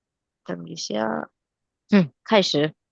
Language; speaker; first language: Chinese; non-native, fluent; Hindi